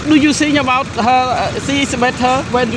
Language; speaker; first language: English; non-native, learner; Khmer